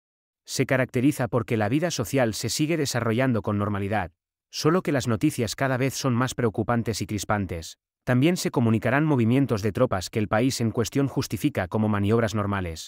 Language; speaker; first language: Spanish; native; Spanish